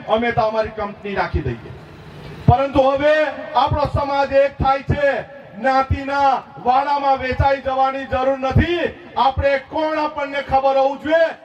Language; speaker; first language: Gujarati; non-native, local second language; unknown